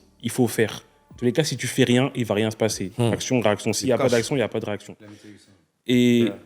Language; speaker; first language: French; native; French